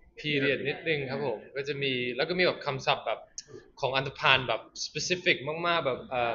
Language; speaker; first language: Thai; early bilingual, heritage; Thai